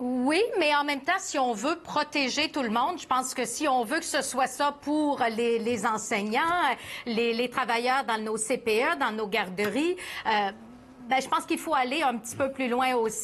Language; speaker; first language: French; native; French